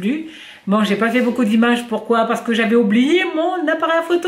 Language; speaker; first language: French; native; French